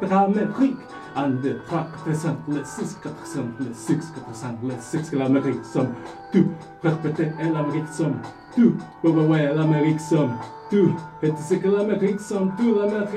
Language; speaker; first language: French; non-native, learner; Spanish